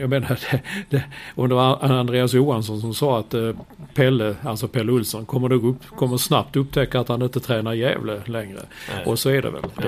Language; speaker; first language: Swedish; native; Swedish